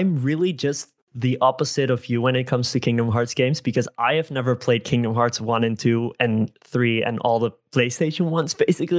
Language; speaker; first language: English; non-native, fluent; Dutch